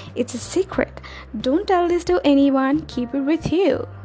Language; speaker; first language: English; non-native, local second language; Telugu